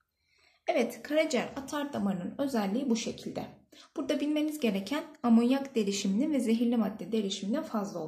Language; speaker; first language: Turkish; native; Turkish